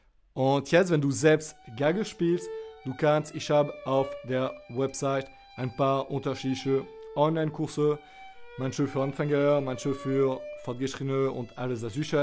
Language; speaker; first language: German; non-native, fluent; French